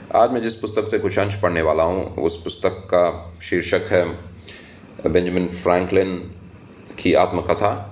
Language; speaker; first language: Hindi; native; Hindi